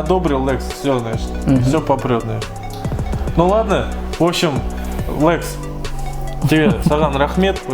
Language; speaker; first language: Russian; native; Russian